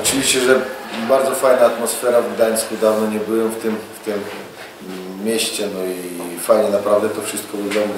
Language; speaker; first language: Polish; non-native, fluent; Russian